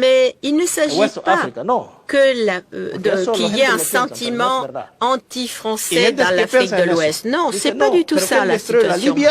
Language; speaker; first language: French; non-native, local second language; Portuguese